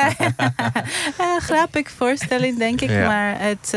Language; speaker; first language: Dutch; non-native, learner; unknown